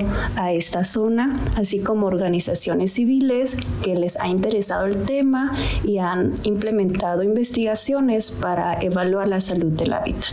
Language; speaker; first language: Spanish; native; Spanish